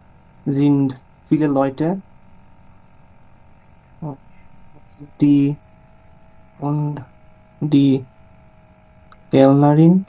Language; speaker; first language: German; non-native, learner; Bangla